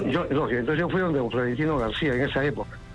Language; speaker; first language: Spanish; native; Spanish